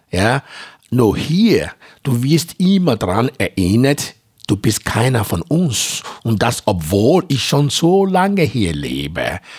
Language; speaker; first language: German; non-native, fluent; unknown